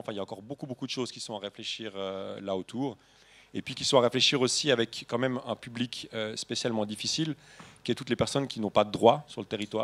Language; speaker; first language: French; native; French